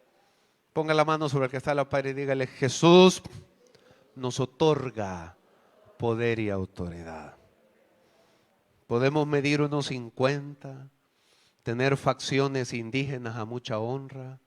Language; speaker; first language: Spanish; native; Spanish